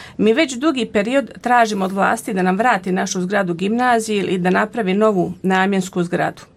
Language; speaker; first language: Croatian; native; Croatian